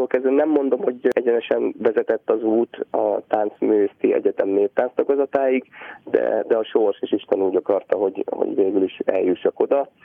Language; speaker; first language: Hungarian; native; Hungarian